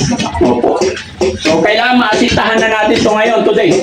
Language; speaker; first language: Filipino; native; Filipino